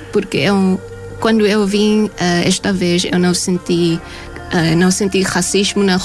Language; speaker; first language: Portuguese; non-native, fluent; Thai